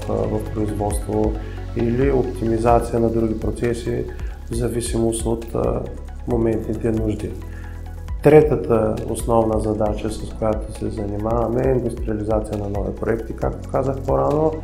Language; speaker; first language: Bulgarian; native; Bulgarian